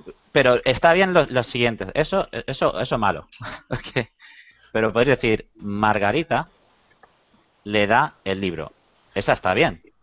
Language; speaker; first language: Spanish; native; Spanish